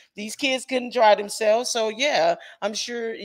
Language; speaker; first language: English; native; English